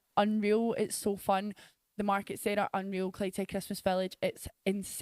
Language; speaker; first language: English; native; English